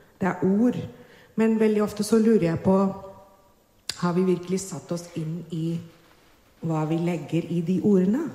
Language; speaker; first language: Norwegian; non-native, fluent; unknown